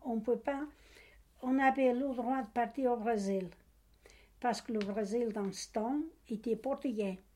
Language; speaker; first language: French; non-native, learner; Portuguese